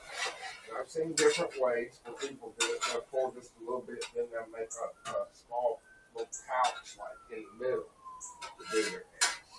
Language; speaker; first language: English; native; English